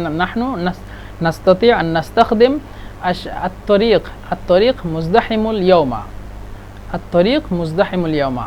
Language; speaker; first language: Egyptian Arabic; non-native, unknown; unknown